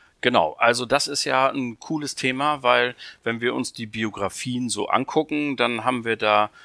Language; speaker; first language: German; native; German